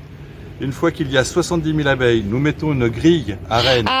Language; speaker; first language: French; native; French